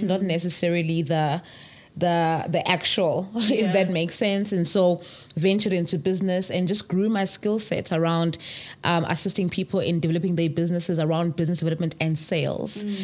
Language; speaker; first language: English; non-native, local second language; Zulu